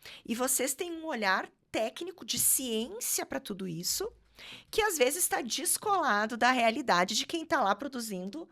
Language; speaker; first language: Portuguese; native; Portuguese